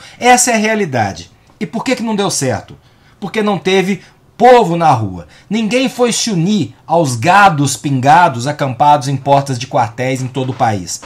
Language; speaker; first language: Portuguese; native; Portuguese